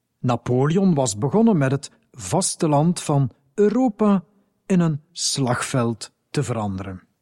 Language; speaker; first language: Dutch; native; Dutch